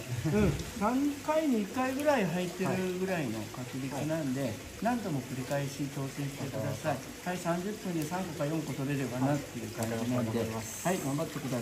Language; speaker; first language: Japanese; native; Japanese